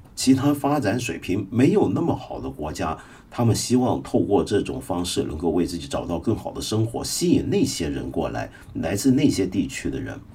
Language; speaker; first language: Chinese; non-native, local second language; Cantonese